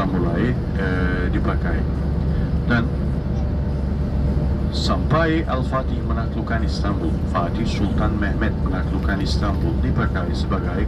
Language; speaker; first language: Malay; non-native, fluent; Turkish